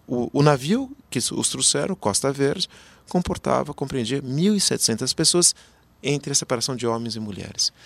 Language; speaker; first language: Portuguese; native; Portuguese